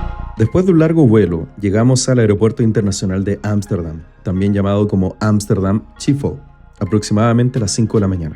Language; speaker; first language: Spanish; native; Spanish